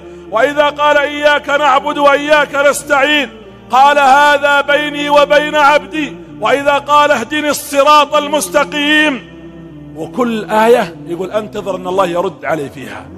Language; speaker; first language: Arabic; native; Arabic